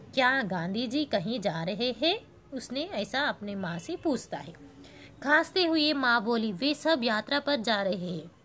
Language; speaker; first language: Hindi; non-native, local second language; Telugu